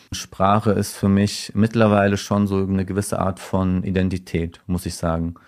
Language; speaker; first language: German; early bilingual, other home language; Turkish